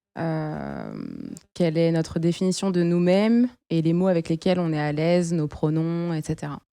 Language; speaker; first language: French; native; French